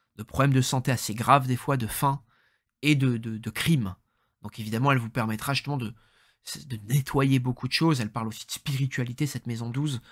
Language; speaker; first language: French; native; French